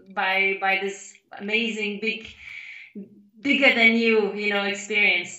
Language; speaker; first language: English; non-native, fluent; Lithuanian